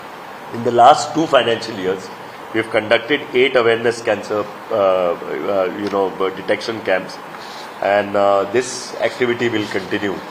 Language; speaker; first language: English; non-native, local second language; Konkani